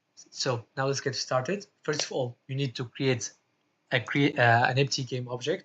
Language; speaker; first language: English; non-native, fluent; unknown